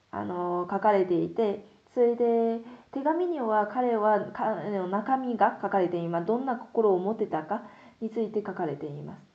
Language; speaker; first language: Japanese; non-native, fluent; Korean